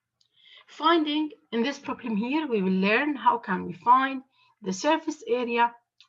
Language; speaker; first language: English; non-native, fluent; Arabic